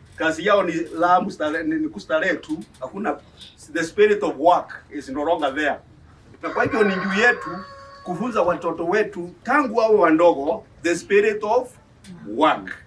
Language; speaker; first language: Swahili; non-native, local second language; Embu